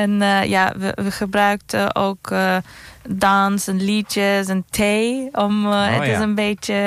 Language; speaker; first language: Dutch; non-native, learner; Turkish